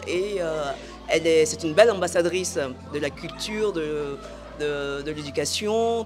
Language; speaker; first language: French; early bilingual, other home language; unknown